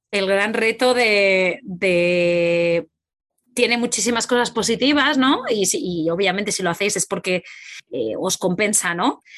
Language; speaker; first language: Spanish; native; Spanish